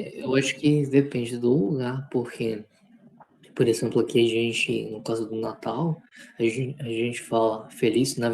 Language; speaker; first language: Portuguese; non-native, fluent; Spanish